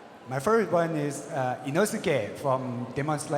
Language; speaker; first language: English; non-native, learner; Thai